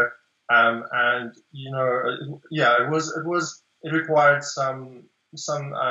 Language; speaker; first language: English; native; English